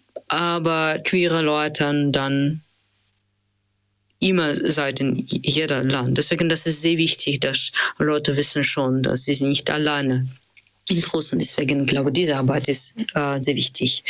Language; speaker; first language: German; non-native, learner; Russian